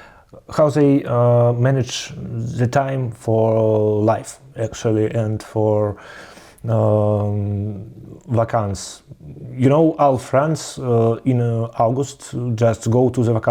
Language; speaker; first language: English; non-native, learner; Russian